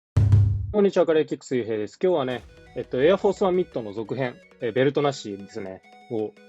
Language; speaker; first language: Japanese; native; Japanese